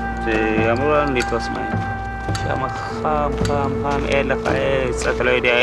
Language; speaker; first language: Hebrew; non-native, learner; Amharic